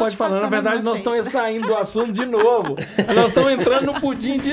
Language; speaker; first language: Portuguese; native; Portuguese